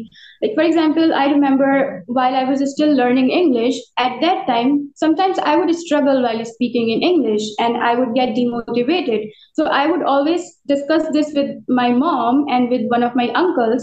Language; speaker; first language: English; non-native, local second language; Urdu